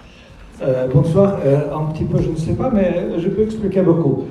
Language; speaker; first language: French; non-native, fluent; Russian